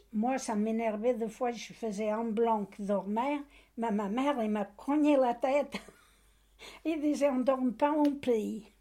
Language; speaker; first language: French; non-native, learner; Portuguese